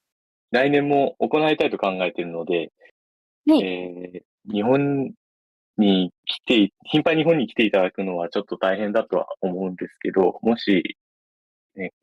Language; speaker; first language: Japanese; native; Japanese